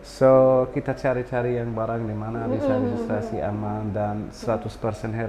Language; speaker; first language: Indonesian; non-native, learner; Arabic